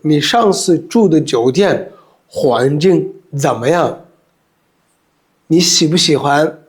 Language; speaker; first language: Chinese; non-native, fluent; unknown